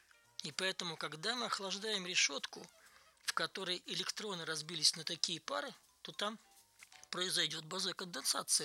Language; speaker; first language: Russian; native; Russian